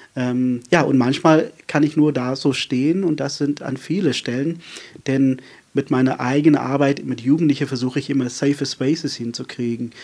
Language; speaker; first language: German; non-native, fluent; Afrikaans